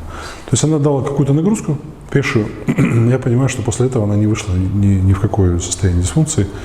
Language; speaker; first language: Russian; native; Russian